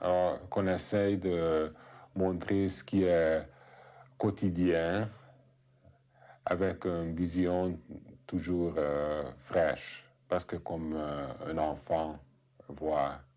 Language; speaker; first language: French; non-native, fluent; Hungarian